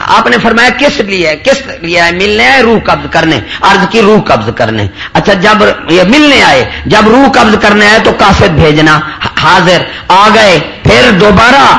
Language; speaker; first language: Urdu; non-native, local second language; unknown